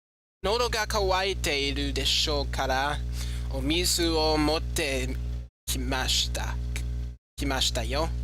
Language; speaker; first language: Japanese; non-native, learner; English